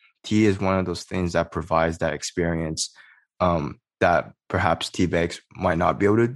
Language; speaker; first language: English; native; English